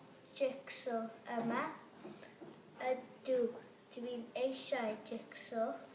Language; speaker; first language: Welsh; non-native, local second language; English